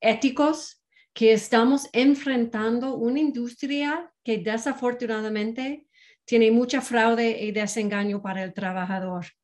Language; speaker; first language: Spanish; non-native, fluent; English